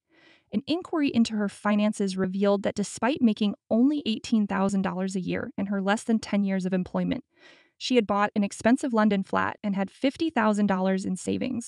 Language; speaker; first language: English; native; English